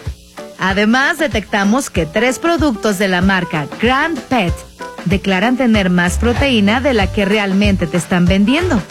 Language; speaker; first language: Spanish; native; Spanish